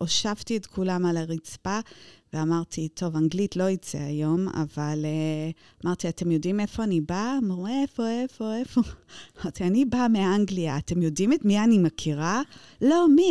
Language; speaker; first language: Hebrew; non-native, fluent; English